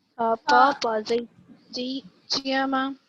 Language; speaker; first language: Chinese; non-native, learner; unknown